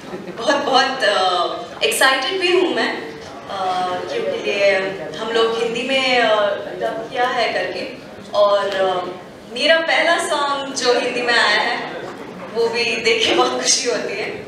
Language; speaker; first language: Hindi; non-native, local second language; Kannada